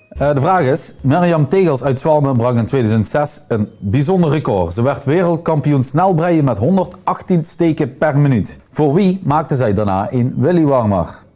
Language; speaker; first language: Dutch; native; Dutch